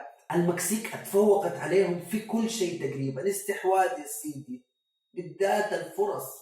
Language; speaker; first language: Arabic; native; Arabic